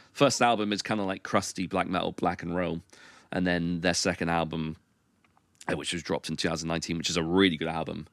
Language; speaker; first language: English; native; English